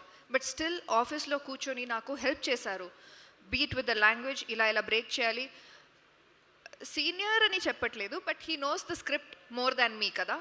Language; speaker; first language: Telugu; non-native, local second language; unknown